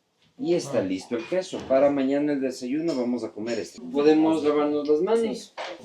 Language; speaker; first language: Spanish; native; Spanish